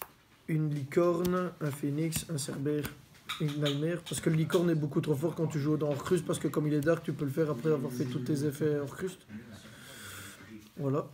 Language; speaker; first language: French; native; French